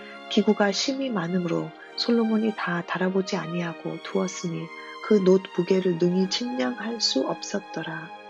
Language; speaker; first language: Korean; native; Korean